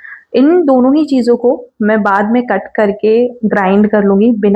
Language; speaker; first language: Hindi; native; Hindi